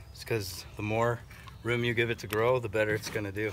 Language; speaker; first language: English; native; English